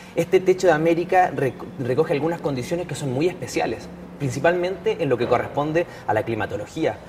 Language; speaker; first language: Spanish; native; Spanish